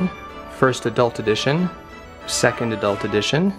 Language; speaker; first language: English; native; English